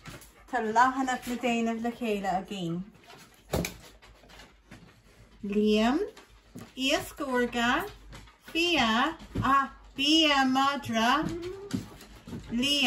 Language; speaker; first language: Irish; non-native, local second language; English